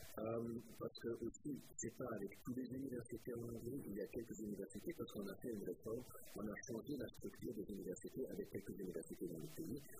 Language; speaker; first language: French; non-native, fluent; German